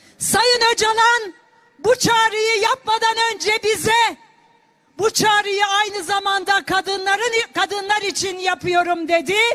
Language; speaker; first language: Turkish; non-native, local second language; Kurdish